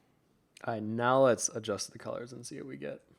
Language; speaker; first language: English; native; English